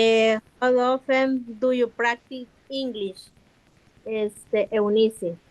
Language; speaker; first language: English; non-native, learner; Spanish